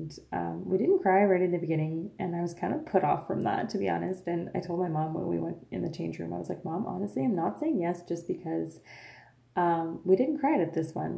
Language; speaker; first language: English; non-native, fluent; French